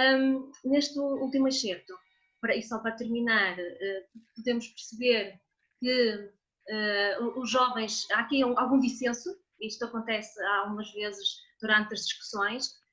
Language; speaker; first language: Portuguese; native; Portuguese